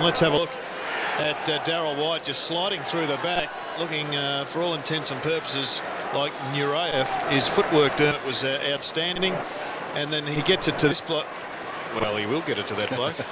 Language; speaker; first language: English; native; English